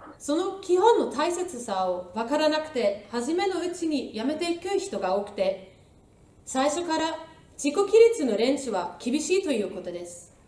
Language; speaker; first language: Japanese; non-native, learner; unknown